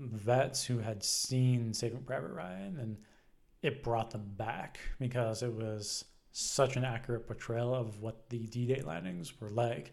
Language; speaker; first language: English; native; English